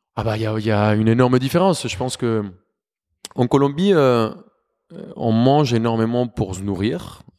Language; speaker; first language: French; non-native, fluent; Spanish